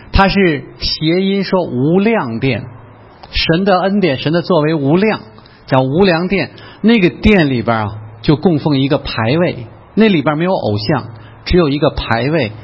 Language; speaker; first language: Chinese; native; Chinese